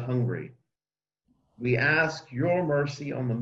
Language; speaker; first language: English; native; English